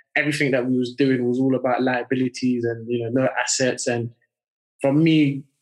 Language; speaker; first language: English; early bilingual, other home language; French